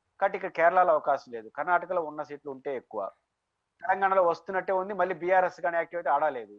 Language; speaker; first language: Telugu; native; Telugu